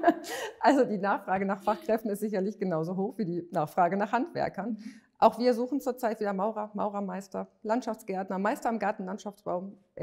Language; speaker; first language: German; native; German